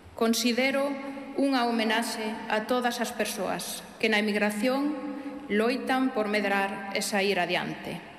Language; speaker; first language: Galician; early bilingual, heritage; Galician